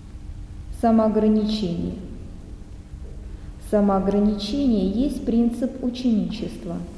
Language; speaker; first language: Russian; native; Russian